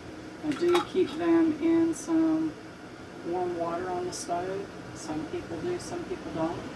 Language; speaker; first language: English; native; English